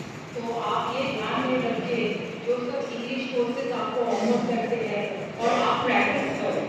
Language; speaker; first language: Hindi; non-native, local second language; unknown